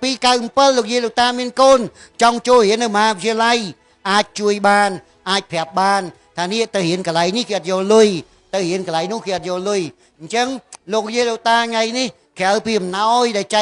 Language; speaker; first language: Khmer; native; Khmer